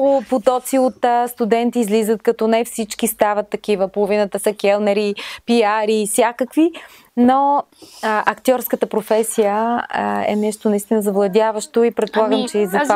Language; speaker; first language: Bulgarian; native; Bulgarian